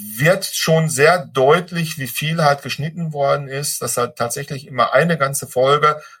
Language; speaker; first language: German; native; German